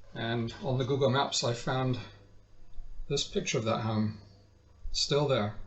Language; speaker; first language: English; native; English